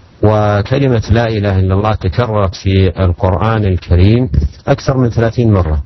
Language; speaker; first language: Arabic; native; Arabic